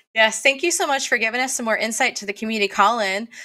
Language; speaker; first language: English; native; English